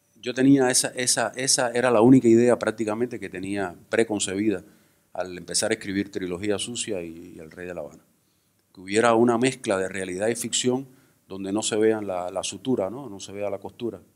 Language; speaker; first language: Spanish; native; Spanish